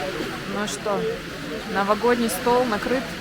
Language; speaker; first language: Russian; native; Russian